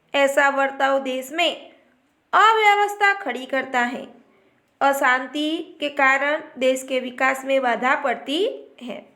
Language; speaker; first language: Hindi; non-native, local second language; Gujarati